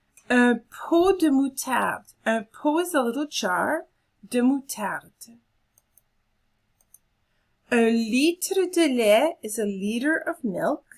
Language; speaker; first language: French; non-native, fluent; English